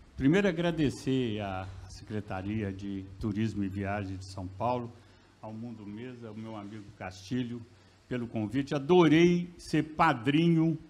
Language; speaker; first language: Portuguese; native; Portuguese